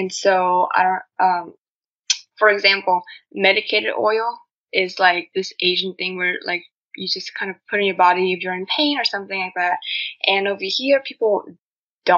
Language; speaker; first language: English; non-native, fluent; Vietnamese